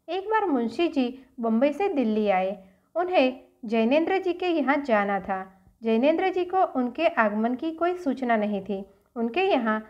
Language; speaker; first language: Hindi; non-native, local second language; Gujarati